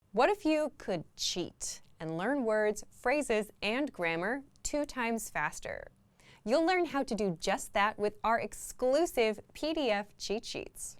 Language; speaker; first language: English; native; English